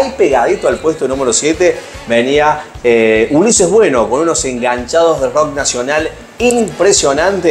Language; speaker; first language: Spanish; native; Spanish